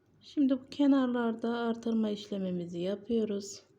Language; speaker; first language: Turkish; native; Turkish